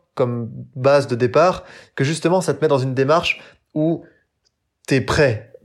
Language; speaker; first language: French; native; French